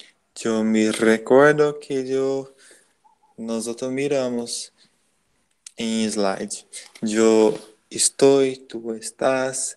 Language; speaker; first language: Spanish; non-native, learner; Portuguese